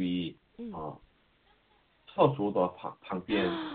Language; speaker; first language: Chinese; non-native, learner; Korean